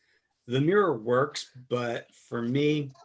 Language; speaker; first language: English; native; English